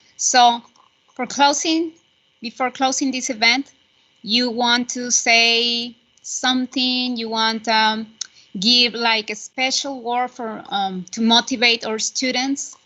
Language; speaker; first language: English; non-native, fluent; Spanish